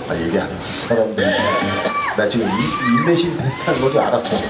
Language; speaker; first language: Korean; native; Korean